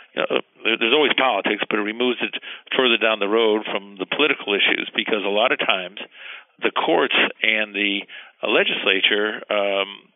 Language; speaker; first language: English; early bilingual, heritage; Spanish